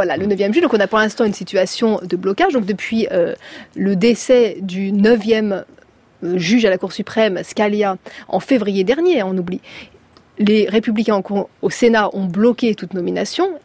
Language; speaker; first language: French; native; French